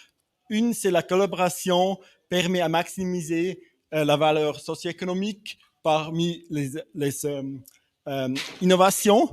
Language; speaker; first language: French; non-native, fluent; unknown